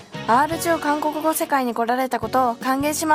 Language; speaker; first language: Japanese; non-native, fluent; Korean